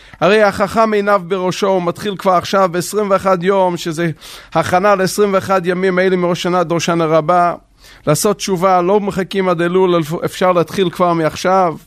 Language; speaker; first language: Hebrew; non-native, local second language; Yiddish